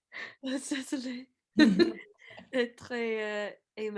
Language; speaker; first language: French; non-native, fluent; English